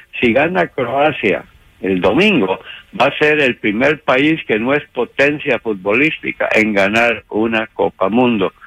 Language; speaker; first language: Spanish; native; Spanish